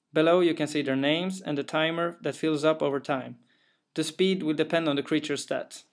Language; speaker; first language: English; non-native, fluent; Swedish